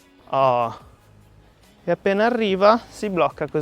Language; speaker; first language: Italian; native; Italian